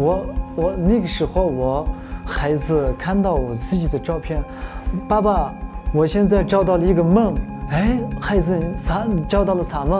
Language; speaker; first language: Chinese; non-native, local second language; Uyghur